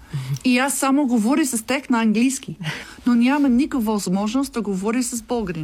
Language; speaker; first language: Bulgarian; non-native, learner; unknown